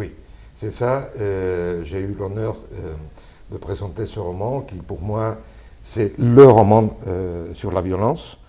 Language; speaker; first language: French; non-native, fluent; Spanish